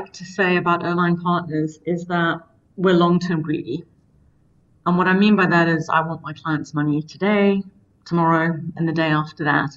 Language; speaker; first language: English; native; English